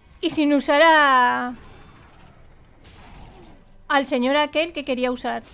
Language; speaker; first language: Spanish; native; Spanish